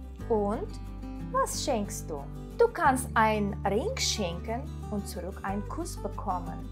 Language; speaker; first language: German; non-native, fluent; Russian